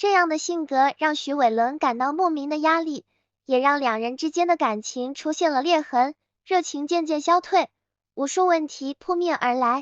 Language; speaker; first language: Chinese; native; Chinese